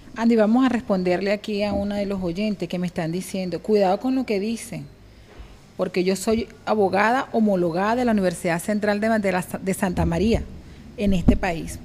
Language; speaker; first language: Spanish; native; Spanish